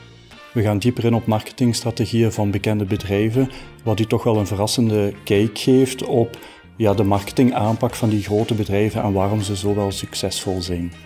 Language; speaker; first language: Dutch; native; Dutch